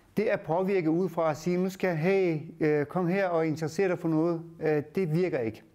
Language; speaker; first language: Danish; early bilingual, other home language; Turkish